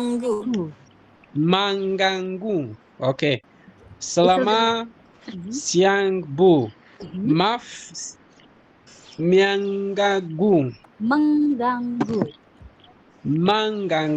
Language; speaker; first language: Indonesian; non-native, learner; Nyanja